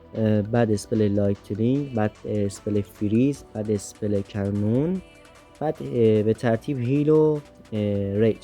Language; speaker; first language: Persian; native; Persian